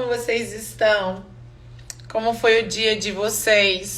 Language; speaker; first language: Portuguese; non-native, fluent; English